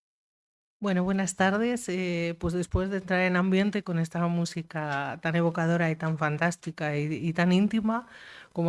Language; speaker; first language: Spanish; native; Spanish